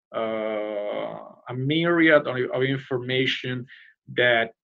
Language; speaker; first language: English; non-native, fluent; Italian